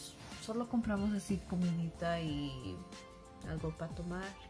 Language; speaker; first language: Spanish; early bilingual, heritage; Spanish